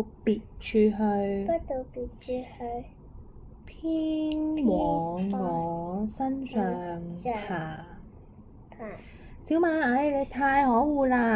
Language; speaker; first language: Chinese; non-native, local second language; Cantonese